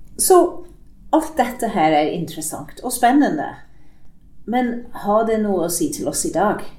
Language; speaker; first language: Norwegian; non-native, fluent; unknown